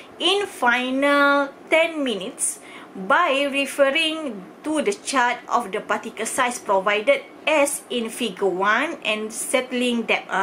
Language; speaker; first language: English; non-native, local second language; Malay